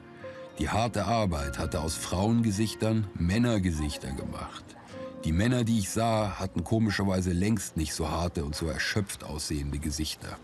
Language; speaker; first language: German; native; German